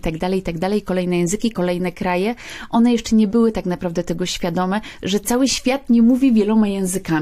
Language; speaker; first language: Polish; native; Polish